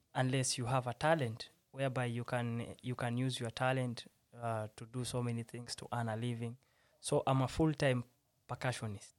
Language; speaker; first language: English; non-native, local second language; Swahili